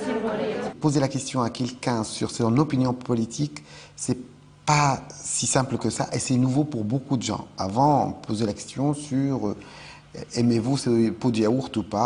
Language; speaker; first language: French; non-native, local second language; Arabic